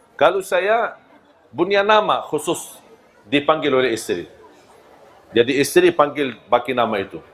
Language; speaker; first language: Malay; non-native, fluent; Arabic